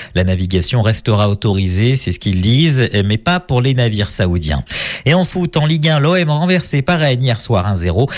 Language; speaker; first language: French; native; French